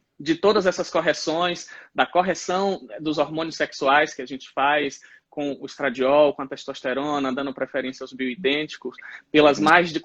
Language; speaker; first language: Portuguese; native; Portuguese